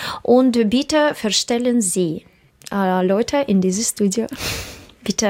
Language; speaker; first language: German; non-native, learner; Russian